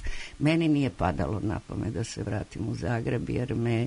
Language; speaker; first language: Croatian; native; Croatian